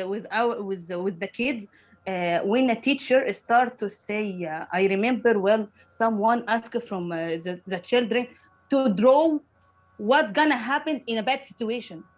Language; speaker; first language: English; non-native, learner; Arabic